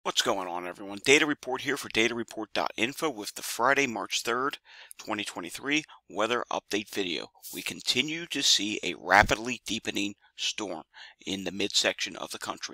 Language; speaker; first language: English; native; English